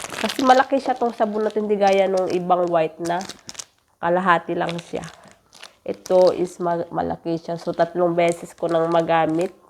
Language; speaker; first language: Filipino; non-native, local second language; Iloko